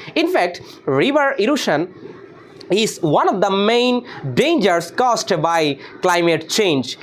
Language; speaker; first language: English; non-native, local second language; Bangla